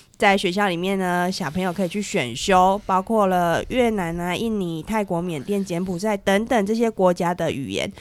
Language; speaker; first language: Chinese; native; Chinese